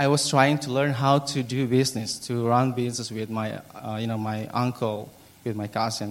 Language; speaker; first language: English; non-native, learner; Indonesian